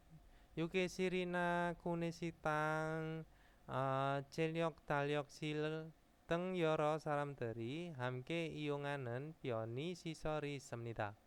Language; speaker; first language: Korean; non-native, learner; Indonesian